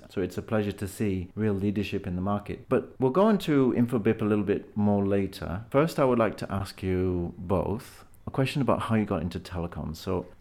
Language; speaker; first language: English; native; English